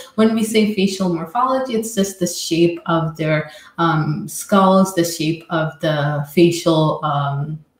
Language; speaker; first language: English; non-native, fluent; Amharic